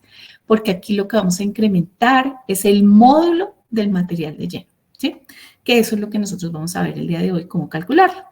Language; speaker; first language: Spanish; native; Spanish